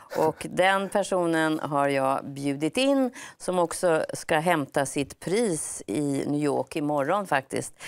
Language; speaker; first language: Swedish; native; Swedish